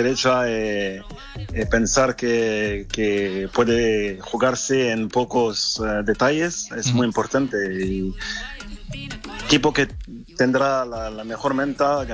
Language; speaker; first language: Spanish; non-native, learner; French